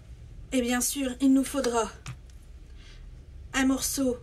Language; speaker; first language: French; native; French